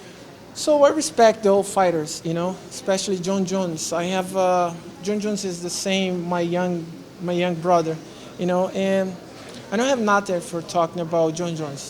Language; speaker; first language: English; non-native, learner; Portuguese